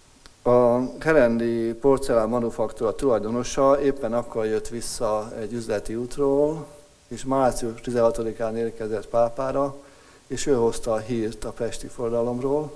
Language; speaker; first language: Hungarian; native; Hungarian